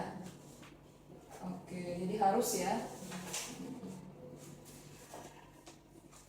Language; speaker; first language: Indonesian; native; Indonesian